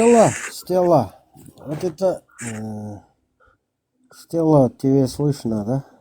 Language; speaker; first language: Russian; non-native, local second language; Kazakh